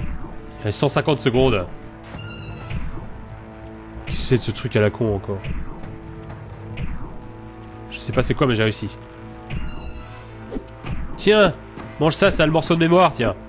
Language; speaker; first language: French; native; French